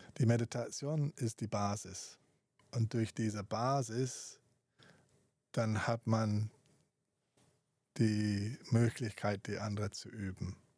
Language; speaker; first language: German; non-native, fluent; English